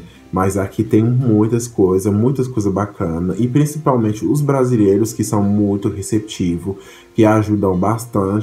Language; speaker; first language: Portuguese; non-native, fluent; Haitian Creole